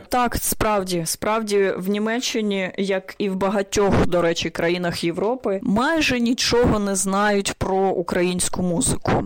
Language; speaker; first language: Ukrainian; native; Ukrainian